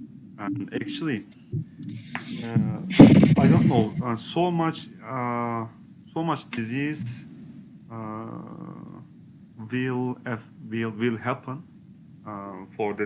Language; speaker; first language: English; non-native, learner; Turkish